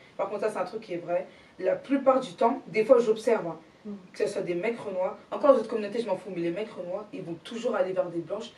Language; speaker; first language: French; native; French